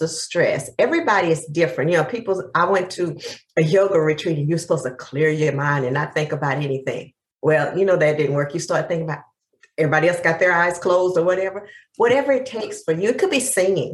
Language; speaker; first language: English; native; English